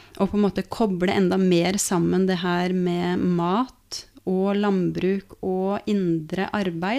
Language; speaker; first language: Norwegian; native; Norwegian